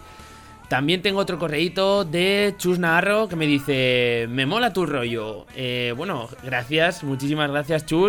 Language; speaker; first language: Spanish; native; Spanish